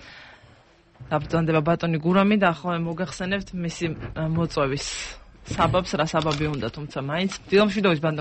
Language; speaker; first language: Georgian; native; Georgian